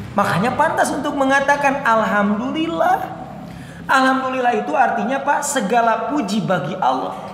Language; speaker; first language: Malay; non-native, local second language; Sundanese